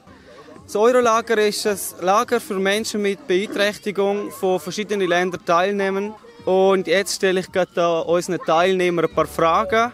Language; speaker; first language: German; native; German